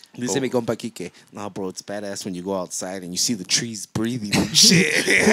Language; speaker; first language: English; early bilingual, other home language; Spanish